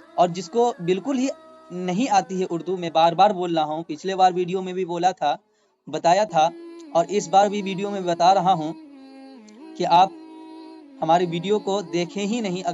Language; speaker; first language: Urdu; native; Urdu